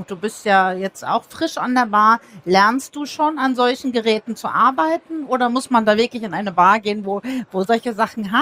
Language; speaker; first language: German; native; German